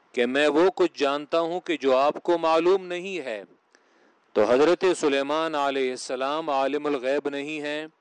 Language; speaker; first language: Urdu; non-native, local second language; Pashto